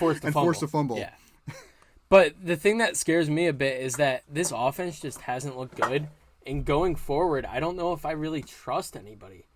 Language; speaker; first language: English; native; English